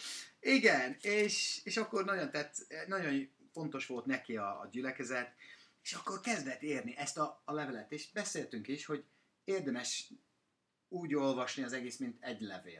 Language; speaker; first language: Hungarian; non-native, learner; English